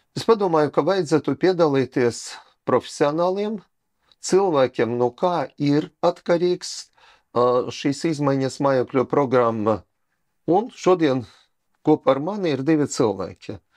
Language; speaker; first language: Latvian; non-native, local second language; Russian